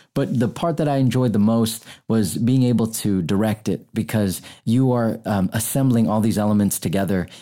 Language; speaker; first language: English; native; English